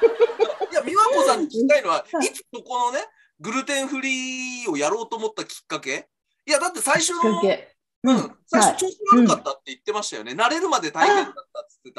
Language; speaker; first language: Japanese; native; Japanese